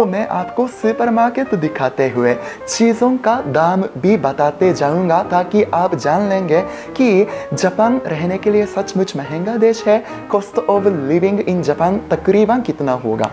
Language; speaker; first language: Hindi; non-native, fluent; Japanese